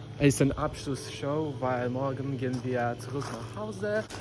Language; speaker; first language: German; non-native, learner; Serbian